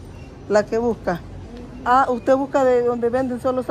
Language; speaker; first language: Spanish; native; Spanish